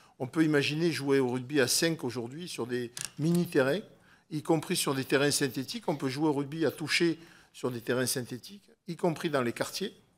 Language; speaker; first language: French; native; French